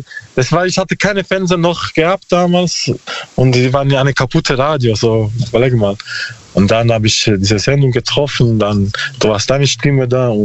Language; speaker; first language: German; non-native, learner; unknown